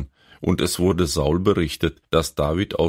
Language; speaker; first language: German; native; German